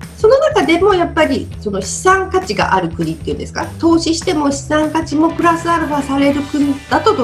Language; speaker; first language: Japanese; native; Japanese